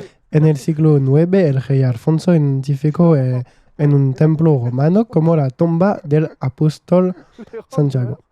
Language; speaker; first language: Spanish; non-native, learner; French